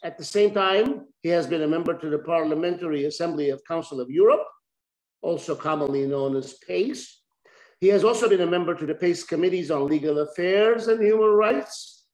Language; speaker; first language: English; native; English